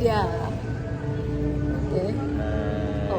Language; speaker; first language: English; non-native, fluent; Indonesian